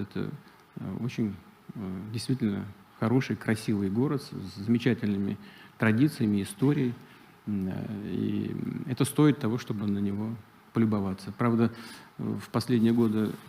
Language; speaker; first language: Russian; native; Russian